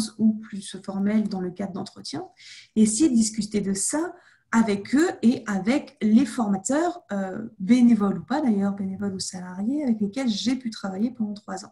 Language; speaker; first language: French; native; French